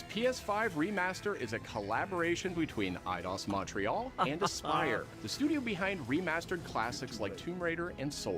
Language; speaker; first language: English; native; English